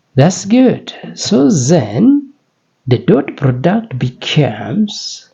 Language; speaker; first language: English; non-native, local second language; Amharic